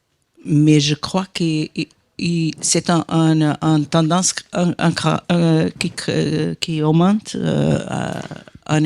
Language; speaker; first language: French; non-native, fluent; Portuguese